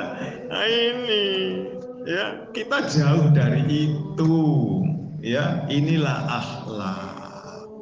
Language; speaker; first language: Indonesian; non-native, local second language; Javanese